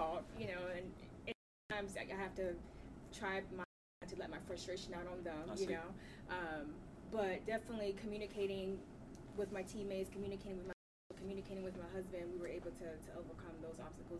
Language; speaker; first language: English; native; English